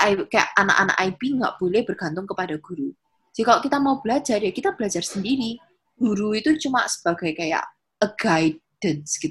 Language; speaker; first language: Indonesian; early bilingual, heritage; Indonesian